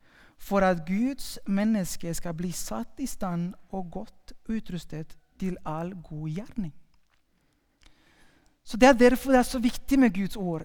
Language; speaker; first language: Norwegian; non-native, fluent; Spanish